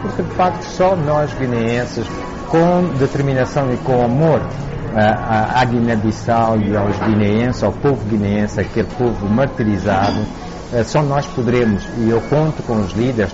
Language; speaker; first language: Portuguese; non-native, local second language; Upper Guinea Crioulo